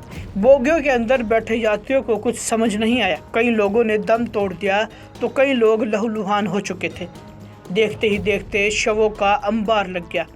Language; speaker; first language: Hindi; native; Hindi